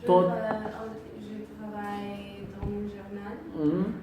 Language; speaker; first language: French; non-native, learner; Spanish